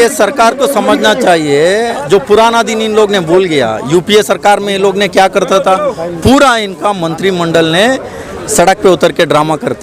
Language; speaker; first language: Hindi; non-native, local second language; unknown